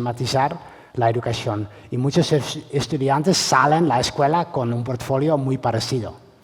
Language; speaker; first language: Spanish; non-native, fluent; Dutch